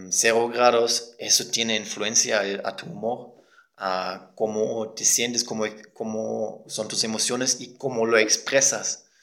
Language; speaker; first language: Spanish; non-native, fluent; German